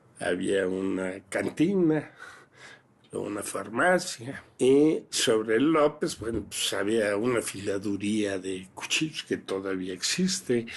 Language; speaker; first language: Spanish; early bilingual, other home language; French